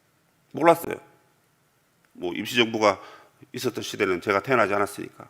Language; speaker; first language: Korean; native; Korean